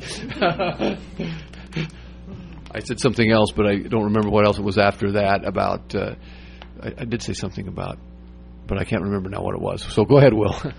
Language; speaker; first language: English; native; English